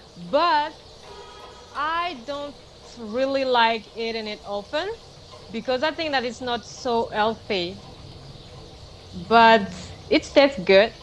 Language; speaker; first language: English; non-native, fluent; Malagasy